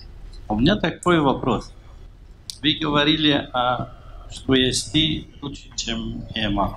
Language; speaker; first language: Russian; non-native, fluent; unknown